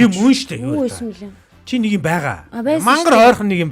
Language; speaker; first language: Mongolian; native; Mongolian